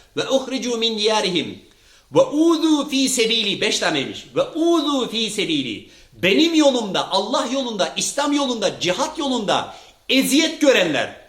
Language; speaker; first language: Turkish; early bilingual, heritage; Turkish